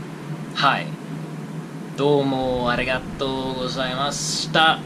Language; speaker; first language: Japanese; non-native, learner; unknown